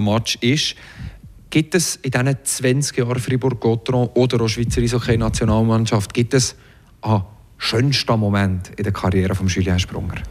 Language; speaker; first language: German; native; German